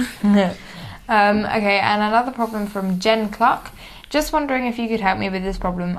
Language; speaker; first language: English; native; English